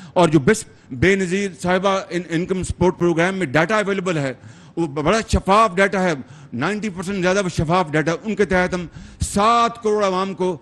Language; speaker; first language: Urdu; non-native, local second language; Punjabi